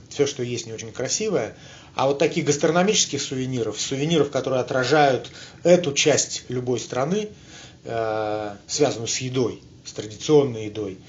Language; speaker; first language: Russian; native; Russian